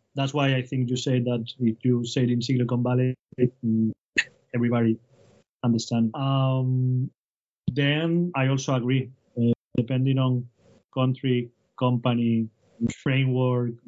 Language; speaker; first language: English; non-native, fluent; Spanish